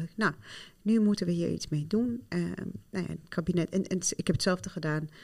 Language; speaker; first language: Dutch; non-native, fluent; Arabic